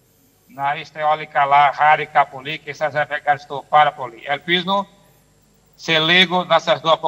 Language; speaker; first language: Greek; non-native, fluent; Portuguese